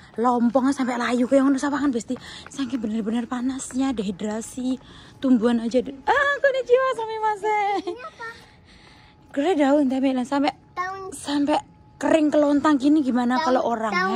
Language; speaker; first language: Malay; non-native, local second language; Javanese